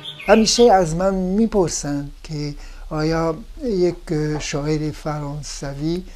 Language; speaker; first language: Persian; non-native, fluent; French